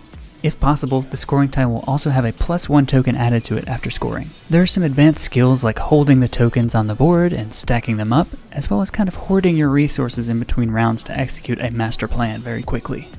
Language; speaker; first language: English; native; English